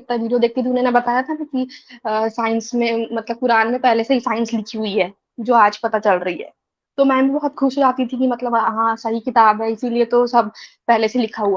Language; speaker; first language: Hindi; native; Hindi